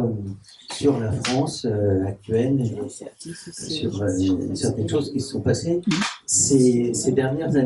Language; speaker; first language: French; native; French